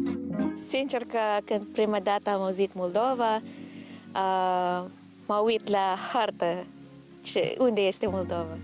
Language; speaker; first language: Romanian; non-native, fluent; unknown